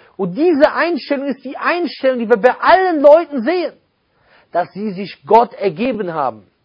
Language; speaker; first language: German; native; German